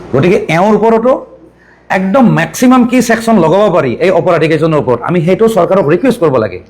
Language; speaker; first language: Assamese; native; Assamese